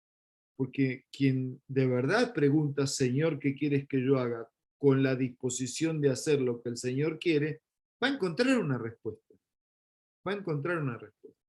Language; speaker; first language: Spanish; native; Spanish